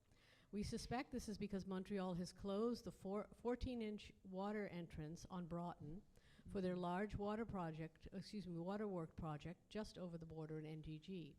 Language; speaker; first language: English; native; English